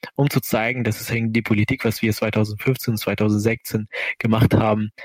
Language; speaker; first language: German; non-native, fluent; Arabic